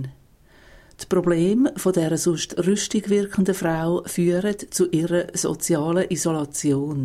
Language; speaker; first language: German; native; German